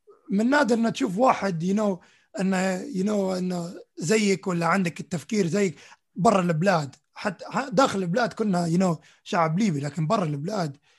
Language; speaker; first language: Arabic; early bilingual, heritage; Arabic